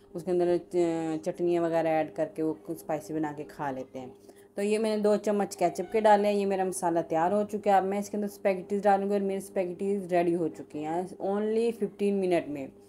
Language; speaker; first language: Urdu; native; Urdu